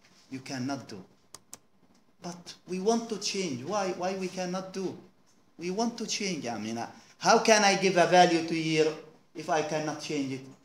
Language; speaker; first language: English; non-native, fluent; Arabic